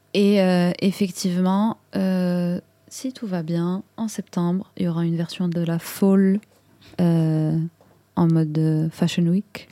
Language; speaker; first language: French; non-native, local second language; Arabic